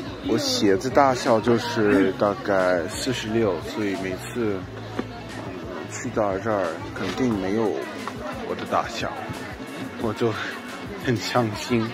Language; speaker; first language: Chinese; non-native, learner; English